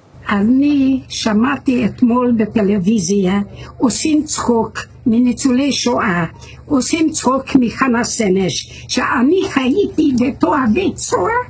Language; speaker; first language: Hebrew; non-native, learner; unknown